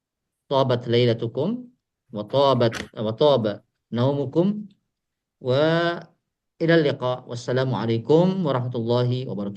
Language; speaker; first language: Arabic; non-native, fluent; Indonesian